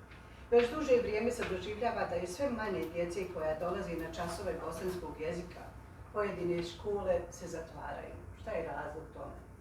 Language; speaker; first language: Bosnian; native; Bosnian